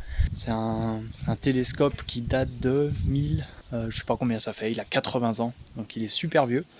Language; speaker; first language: French; native; French